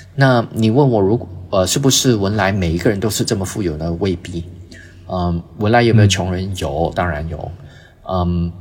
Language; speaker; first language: Chinese; early bilingual, heritage; Chinese